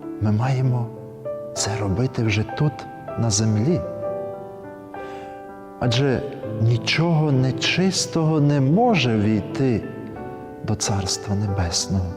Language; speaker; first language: Ukrainian; native; Ukrainian